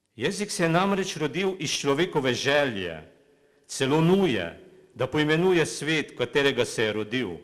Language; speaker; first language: Slovenian; native; Slovenian